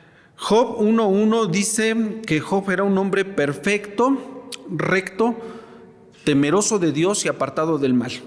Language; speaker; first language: Spanish; native; Spanish